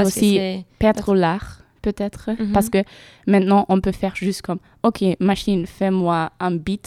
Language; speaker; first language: French; non-native, learner; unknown